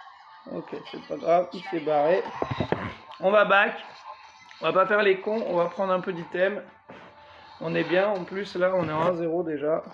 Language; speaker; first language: French; native; French